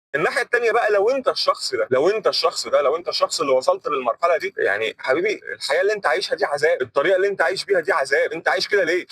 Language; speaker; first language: Arabic; native; Arabic